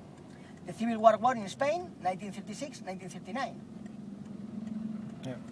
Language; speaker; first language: English; non-native, learner; Spanish